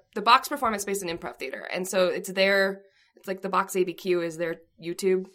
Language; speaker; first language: English; native; English